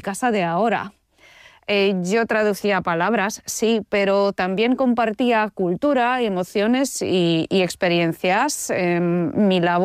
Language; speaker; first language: Spanish; non-native, fluent; Polish